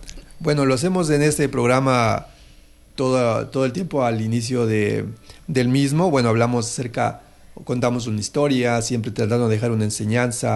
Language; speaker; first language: Spanish; native; Spanish